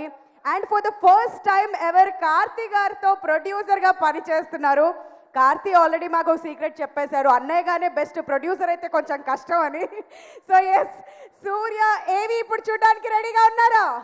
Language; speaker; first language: Telugu; native; Telugu